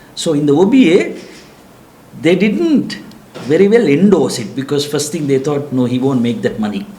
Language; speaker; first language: English; non-native, local second language; Sinhala